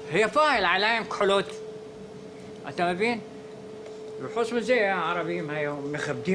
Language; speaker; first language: Hebrew; non-native, fluent; Arabic